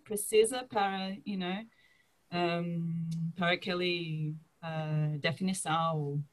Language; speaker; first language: Portuguese; non-native, fluent; English